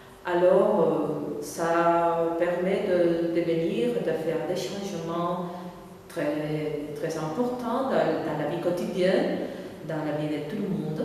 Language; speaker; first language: French; non-native, fluent; Catalan